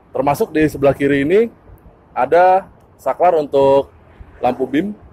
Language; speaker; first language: Indonesian; native; Indonesian